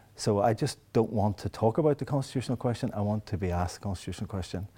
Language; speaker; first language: English; native; English